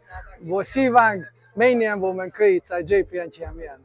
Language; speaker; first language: Chinese; non-native, learner; Hungarian